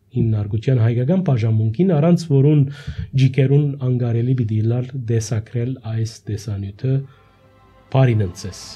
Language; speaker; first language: Armenian; early bilingual, heritage; Armenian